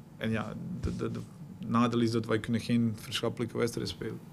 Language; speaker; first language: Dutch; non-native, fluent; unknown